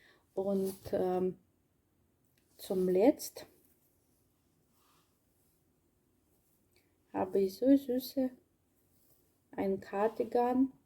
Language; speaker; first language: German; non-native, learner; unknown